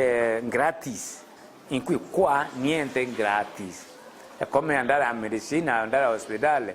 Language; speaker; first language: Italian; non-native, fluent; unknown